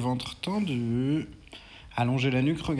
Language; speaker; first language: French; native; French